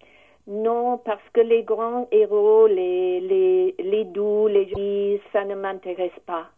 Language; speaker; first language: French; non-native, learner; English